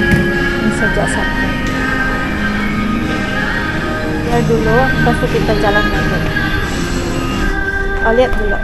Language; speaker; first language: Indonesian; non-native, learner; Filipino